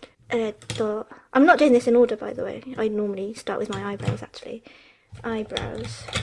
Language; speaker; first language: English; early bilingual, other home language; Japanese